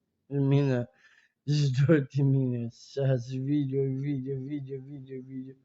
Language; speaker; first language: Russian; non-native, learner; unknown